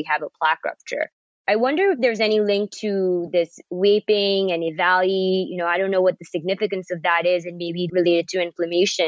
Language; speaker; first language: English; non-native, local second language; Urdu